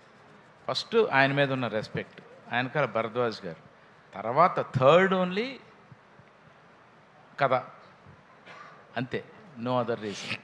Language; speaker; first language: Telugu; native; Telugu